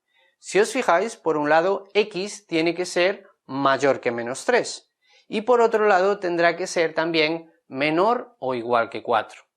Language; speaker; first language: Spanish; native; Spanish